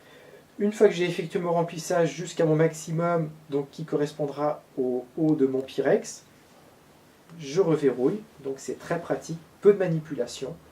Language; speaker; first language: French; native; French